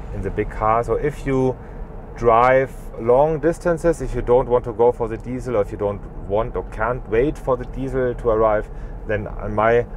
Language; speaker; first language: English; non-native, fluent; German